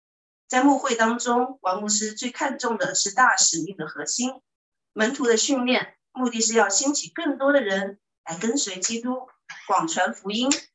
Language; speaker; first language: Chinese; native; Chinese